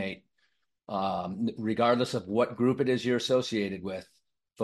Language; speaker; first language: English; native; English